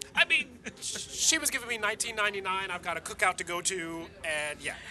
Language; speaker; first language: English; native; English